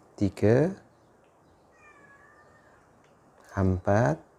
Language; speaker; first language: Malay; non-native, learner; Thai